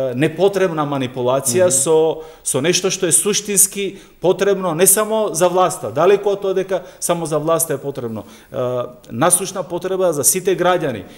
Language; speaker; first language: Macedonian; non-native, local second language; Albanian